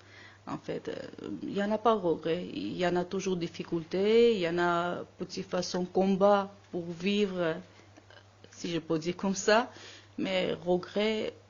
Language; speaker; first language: French; non-native, learner; Armenian